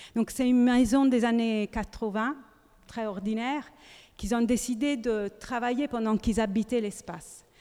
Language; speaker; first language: French; native; French